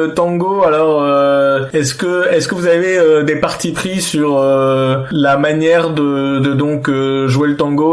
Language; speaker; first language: French; native; French